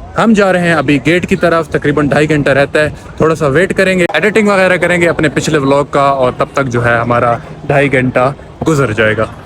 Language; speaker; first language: Urdu; non-native, local second language; Punjabi